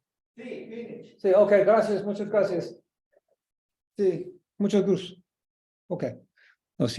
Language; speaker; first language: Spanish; non-native, learner; English